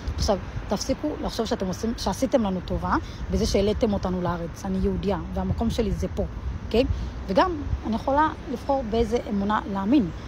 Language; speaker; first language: Hebrew; early bilingual, other home language; Amharic